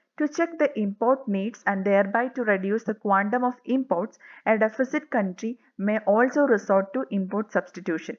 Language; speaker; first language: English; non-native, local second language; Malayalam